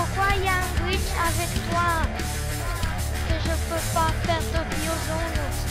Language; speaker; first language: French; non-native, learner; English